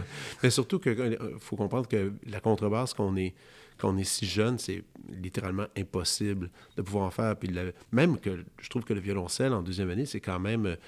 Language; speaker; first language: French; native; French